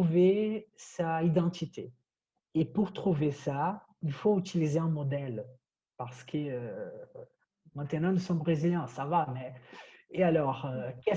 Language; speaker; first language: French; non-native, fluent; Portuguese